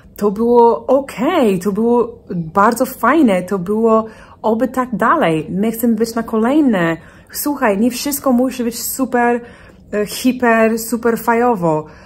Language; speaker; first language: Polish; non-native, fluent; English